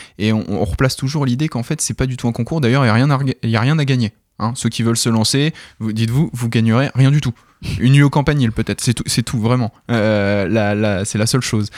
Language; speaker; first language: French; native; French